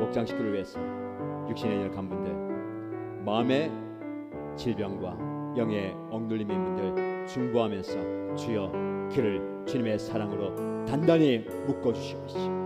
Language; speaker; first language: Korean; native; Korean